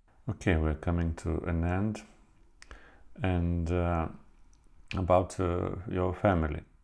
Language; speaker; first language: English; non-native, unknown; Lithuanian